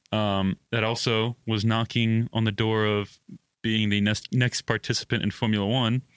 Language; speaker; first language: English; native; English